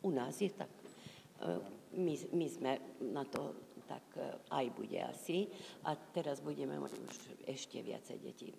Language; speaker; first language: Slovak; non-native, local second language; Hungarian